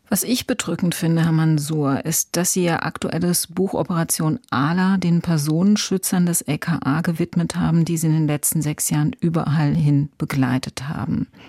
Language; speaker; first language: German; native; German